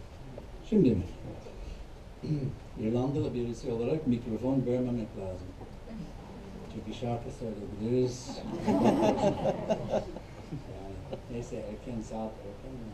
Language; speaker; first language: Turkish; non-native, fluent; English